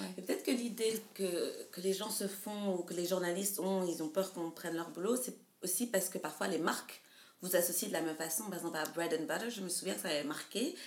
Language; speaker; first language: French; native; French